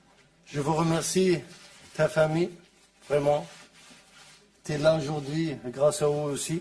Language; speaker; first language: French; non-native, learner; Arabic